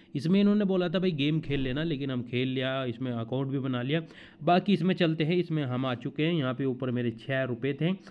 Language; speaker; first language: Hindi; native; Hindi